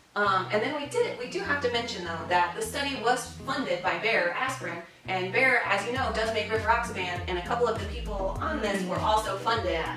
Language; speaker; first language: English; native; English